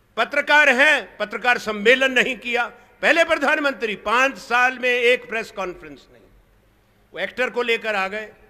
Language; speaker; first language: Hindi; native; Hindi